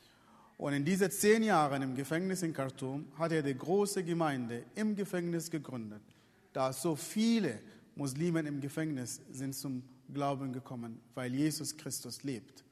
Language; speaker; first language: German; non-native, fluent; Arabic